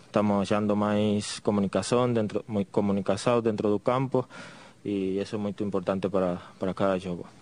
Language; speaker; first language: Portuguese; non-native, fluent; Spanish